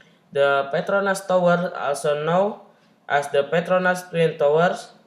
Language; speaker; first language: English; non-native, learner; Indonesian